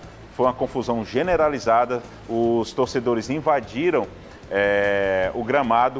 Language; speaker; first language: Portuguese; native; Portuguese